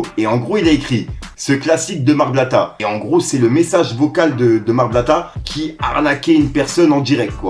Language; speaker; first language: French; native; French